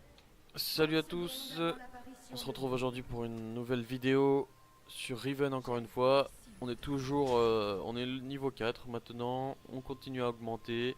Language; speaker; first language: French; native; French